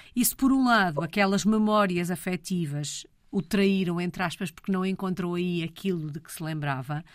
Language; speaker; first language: Portuguese; native; Portuguese